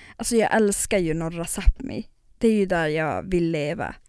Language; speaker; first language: Swedish; non-native, local second language; Northern Sami